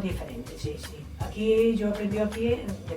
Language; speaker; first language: Spanish; native; Spanish